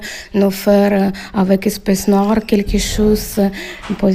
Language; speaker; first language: French; non-native, learner; Ukrainian